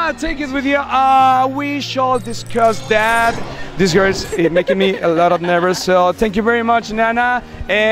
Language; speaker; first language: English; non-native, fluent; Spanish